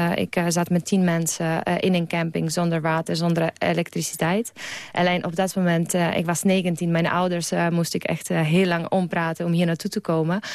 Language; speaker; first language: Dutch; non-native, fluent; Polish